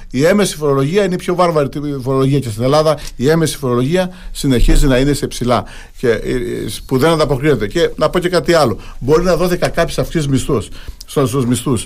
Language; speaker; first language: Greek; native; Greek